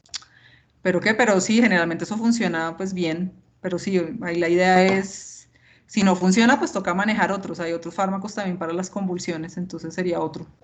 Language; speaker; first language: Spanish; native; Spanish